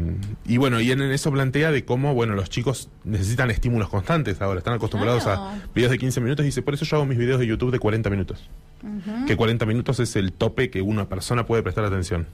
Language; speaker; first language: Spanish; native; Spanish